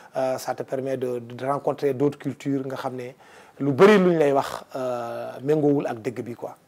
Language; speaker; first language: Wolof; non-native, local second language; Fula